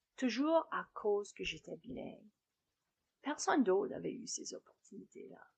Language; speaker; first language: French; native; French